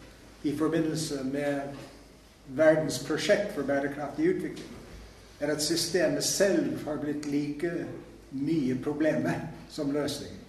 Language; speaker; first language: Norwegian; non-native, fluent; English